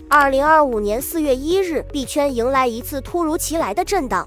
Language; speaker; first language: Chinese; native; Chinese